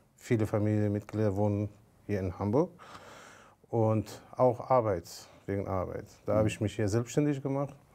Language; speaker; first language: German; non-native, fluent; Persian